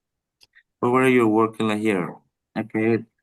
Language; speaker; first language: English; non-native, learner; Spanish